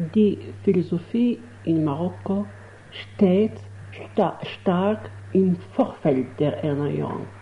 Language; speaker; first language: German; non-native, fluent; Arabic